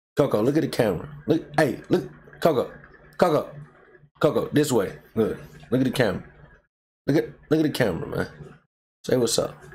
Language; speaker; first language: English; native; English